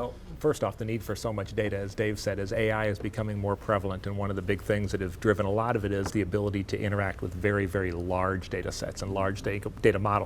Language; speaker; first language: English; native; English